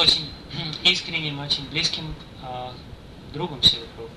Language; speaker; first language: Russian; native; Russian